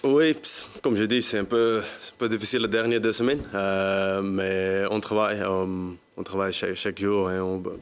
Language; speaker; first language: French; non-native, learner; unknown